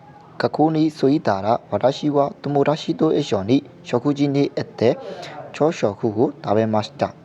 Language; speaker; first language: Japanese; non-native, learner; Burmese